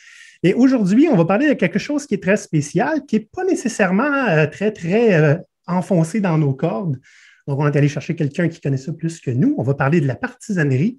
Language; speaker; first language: French; native; French